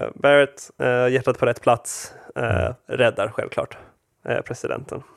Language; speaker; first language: Swedish; early bilingual, other home language; Spanish